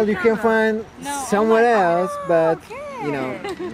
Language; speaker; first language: English; non-native, fluent; Turkish